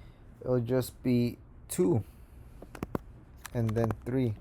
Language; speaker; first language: English; native; English